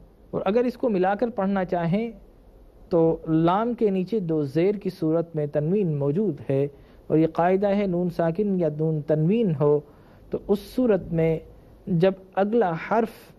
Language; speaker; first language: Urdu; native; Urdu